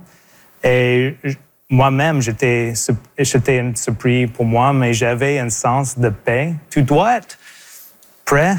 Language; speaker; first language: French; non-native, local second language; English